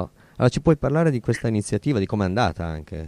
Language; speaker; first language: Italian; native; Italian